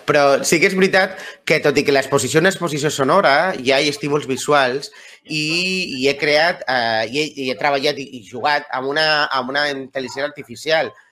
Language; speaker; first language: Catalan; non-native, local second language; Spanish